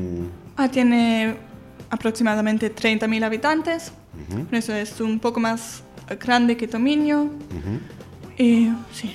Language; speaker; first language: Spanish; non-native, fluent; German